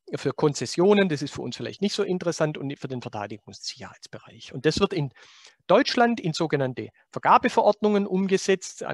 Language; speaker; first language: German; native; German